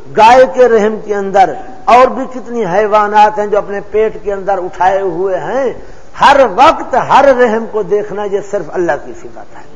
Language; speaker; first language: Urdu; non-native, local second language; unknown